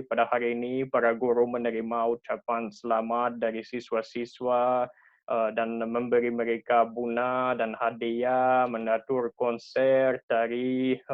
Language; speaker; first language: Indonesian; non-native, learner; Russian